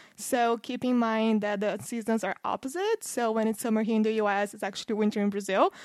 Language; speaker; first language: English; non-native, fluent; Portuguese